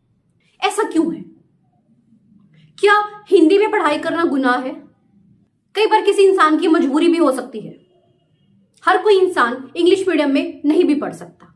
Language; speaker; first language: Hindi; native; Hindi